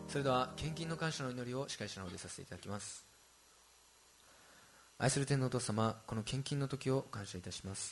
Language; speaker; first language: Japanese; native; Japanese